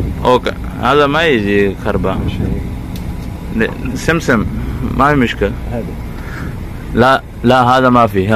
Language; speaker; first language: Arabic; non-native, learner; Urdu